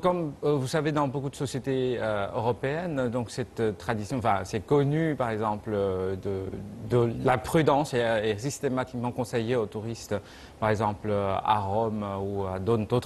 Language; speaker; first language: French; non-native, fluent; Chinese